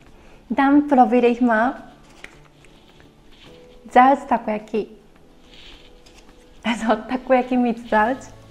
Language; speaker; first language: German; non-native, fluent; Japanese